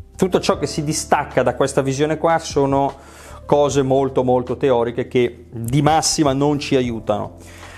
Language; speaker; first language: Italian; native; Italian